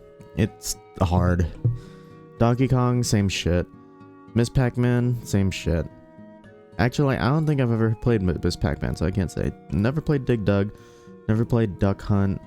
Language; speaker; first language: English; native; English